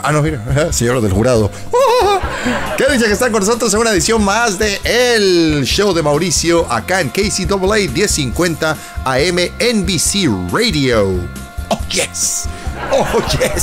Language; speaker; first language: Spanish; native; Spanish